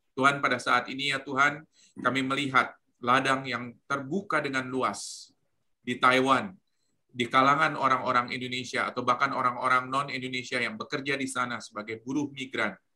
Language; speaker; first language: Indonesian; native; Indonesian